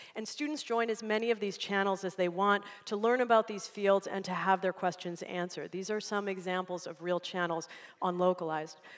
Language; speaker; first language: English; native; English